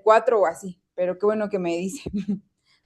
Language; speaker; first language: Spanish; native; Spanish